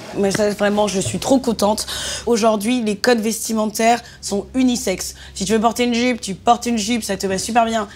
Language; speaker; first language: French; native; French